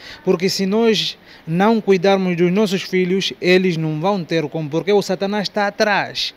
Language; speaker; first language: Portuguese; non-native, local second language; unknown